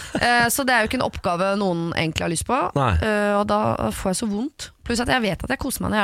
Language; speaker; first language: Norwegian; native; Norwegian